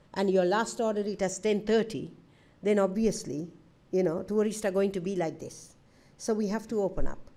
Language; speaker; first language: English; non-native, local second language; Sinhala